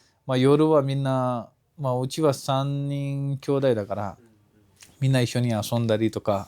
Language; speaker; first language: Japanese; non-native, fluent; Kashmiri